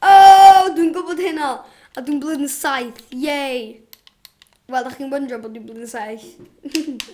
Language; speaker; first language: Welsh; non-native, local second language; English